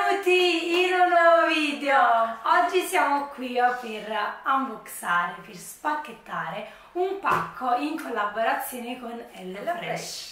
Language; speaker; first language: Italian; native; Italian